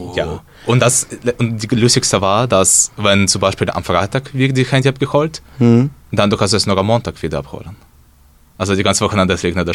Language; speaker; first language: German; non-native, learner; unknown